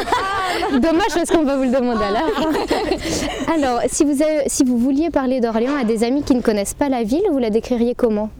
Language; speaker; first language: French; native; French